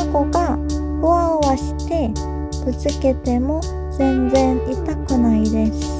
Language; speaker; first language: Japanese; non-native, fluent; Korean